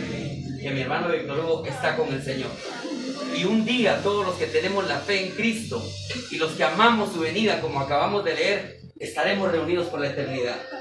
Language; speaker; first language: Spanish; native; Spanish